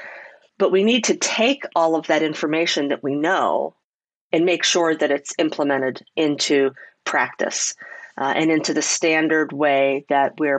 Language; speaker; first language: English; native; English